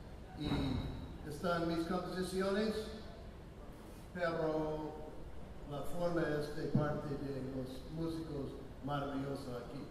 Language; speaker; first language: Spanish; non-native, learner; English